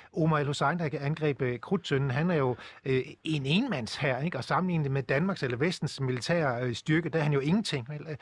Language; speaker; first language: Danish; native; Danish